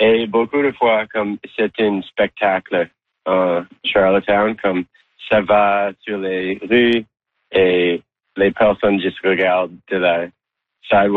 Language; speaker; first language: French; non-native, learner; English